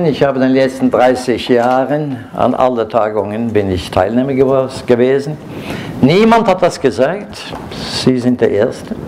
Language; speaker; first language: German; non-native, fluent; Norwegian